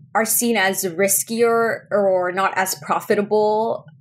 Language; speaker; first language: English; early bilingual, other home language; Spanish